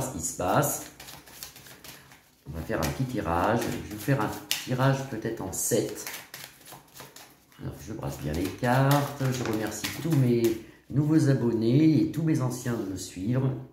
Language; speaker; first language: French; native; French